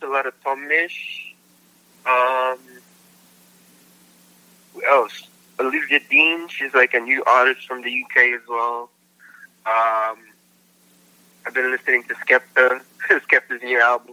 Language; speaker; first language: English; non-native, local second language; Filipino